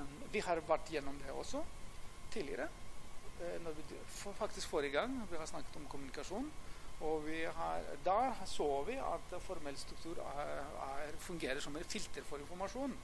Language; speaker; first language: Norwegian; non-native, fluent; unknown